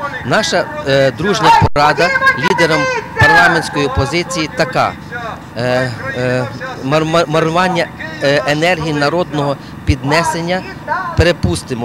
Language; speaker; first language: Ukrainian; native; Ukrainian